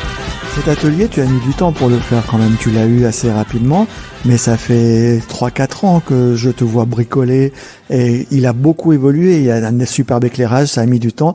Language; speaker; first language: French; native; French